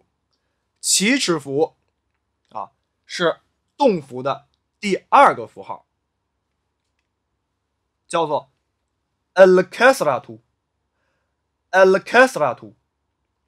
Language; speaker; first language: Chinese; native; Chinese